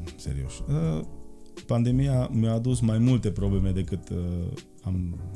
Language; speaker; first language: Romanian; non-native, local second language; Hungarian